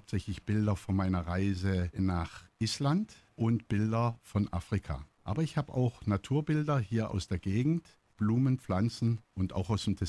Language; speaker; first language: German; native; German